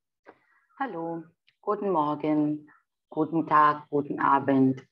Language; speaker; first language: German; non-native, fluent; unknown